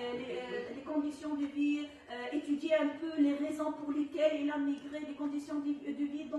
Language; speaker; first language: French; non-native, local second language; Arabic